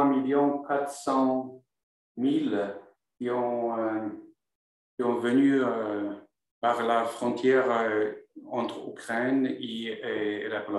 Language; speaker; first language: French; non-native, learner; Polish